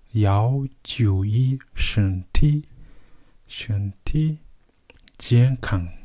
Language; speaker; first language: Chinese; non-native, learner; Mongolian